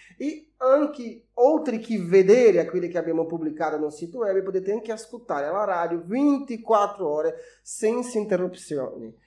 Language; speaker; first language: Italian; non-native, fluent; Portuguese